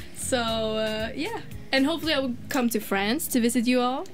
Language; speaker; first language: English; non-native, fluent; Swedish